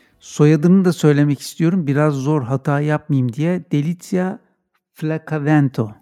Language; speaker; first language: Turkish; native; Turkish